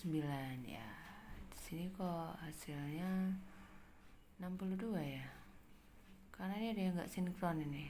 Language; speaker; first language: Indonesian; native; Indonesian